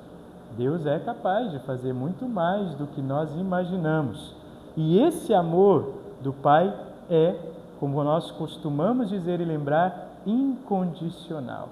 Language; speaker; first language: Portuguese; native; Portuguese